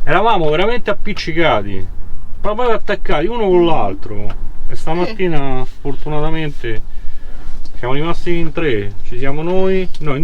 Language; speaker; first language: Italian; native; Italian